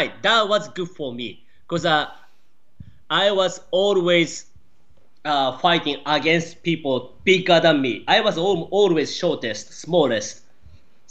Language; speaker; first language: English; non-native, learner; Japanese